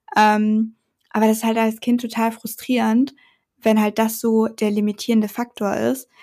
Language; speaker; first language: German; native; German